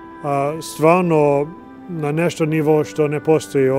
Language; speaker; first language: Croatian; non-native, learner; English